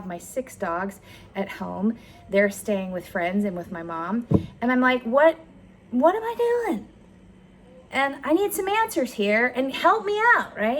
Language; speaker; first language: English; native; English